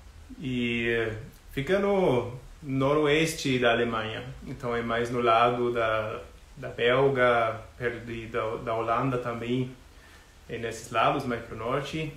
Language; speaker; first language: Portuguese; non-native, fluent; German